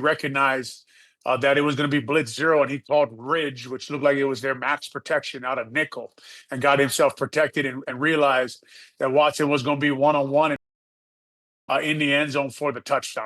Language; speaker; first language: English; native; English